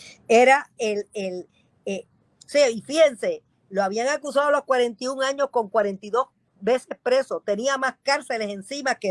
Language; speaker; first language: Spanish; native; Spanish